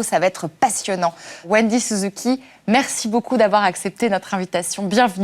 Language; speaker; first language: French; native; French